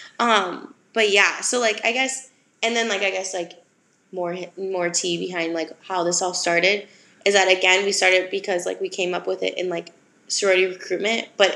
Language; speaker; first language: English; native; English